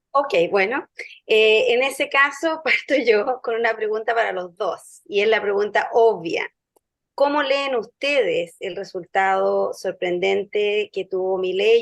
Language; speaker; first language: Spanish; native; Spanish